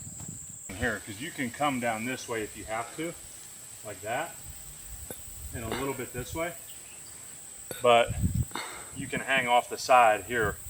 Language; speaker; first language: English; native; English